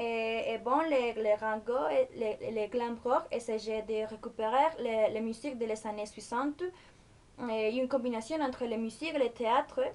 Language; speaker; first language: French; non-native, learner; Spanish